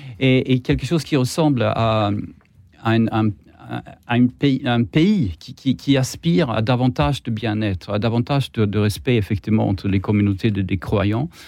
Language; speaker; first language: French; non-native, fluent; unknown